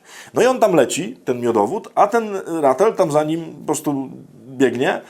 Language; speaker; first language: Polish; native; Polish